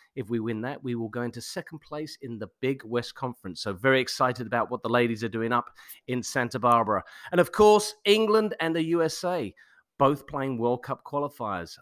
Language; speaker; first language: English; native; English